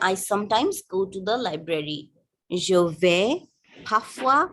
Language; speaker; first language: French; non-native, learner; Bangla